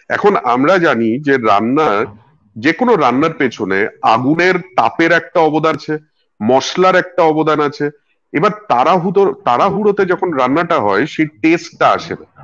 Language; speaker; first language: Bangla; native; Bangla